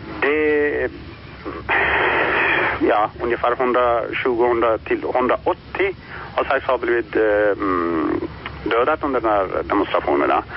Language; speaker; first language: Swedish; non-native, fluent; Persian